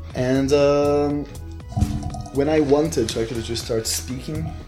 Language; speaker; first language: English; non-native, fluent; Portuguese